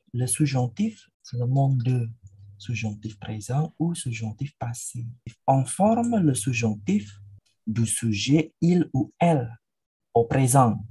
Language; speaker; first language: French; non-native, fluent; Indonesian